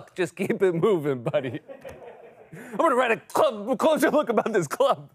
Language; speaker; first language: English; native; English